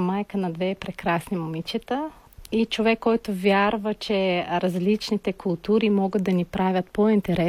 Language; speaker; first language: Bulgarian; non-native, fluent; Tajik